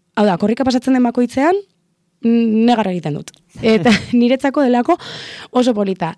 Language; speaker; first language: Basque; non-native, local second language; Spanish